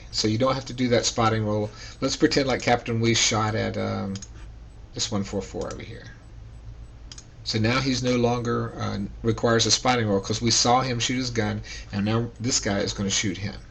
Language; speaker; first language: English; native; English